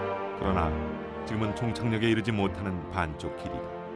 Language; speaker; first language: Korean; native; Korean